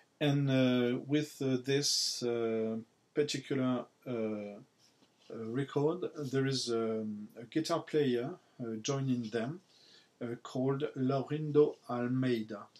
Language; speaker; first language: English; non-native, learner; French